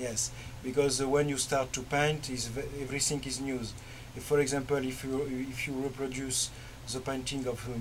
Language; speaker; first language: English; non-native, learner; French